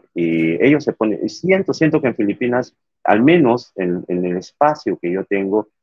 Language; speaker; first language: Spanish; native; Spanish